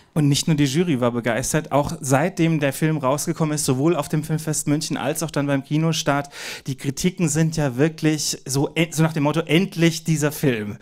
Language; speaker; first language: German; native; German